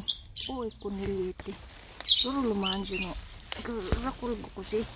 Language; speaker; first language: Italian; non-native, fluent; Cebuano